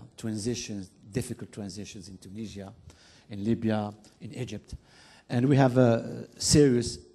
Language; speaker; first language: English; non-native, fluent; Arabic